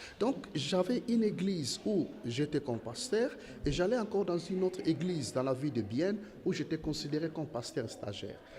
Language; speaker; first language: French; non-native, local second language; Lingala